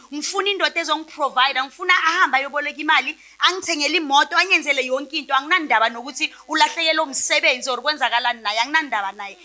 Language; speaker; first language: Zulu; non-native, local second language; Southern Sotho